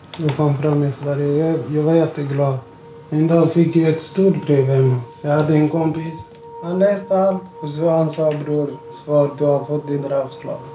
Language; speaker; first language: Swedish; non-native, learner; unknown